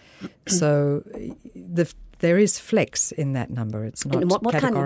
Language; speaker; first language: English; native; English